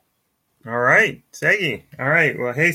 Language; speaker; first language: English; native; English